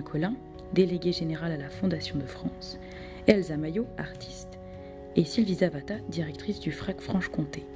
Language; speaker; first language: French; native; French